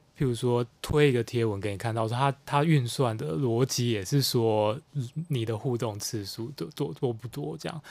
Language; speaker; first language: Chinese; native; Chinese